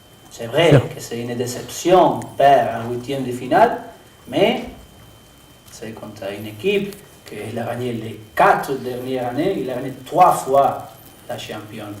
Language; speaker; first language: French; non-native, learner; Spanish